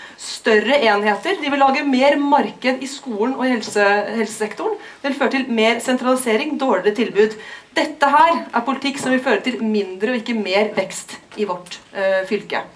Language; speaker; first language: Norwegian; native; Norwegian